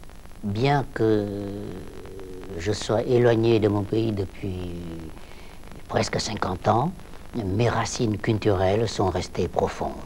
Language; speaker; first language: French; non-native, local second language; Vietnamese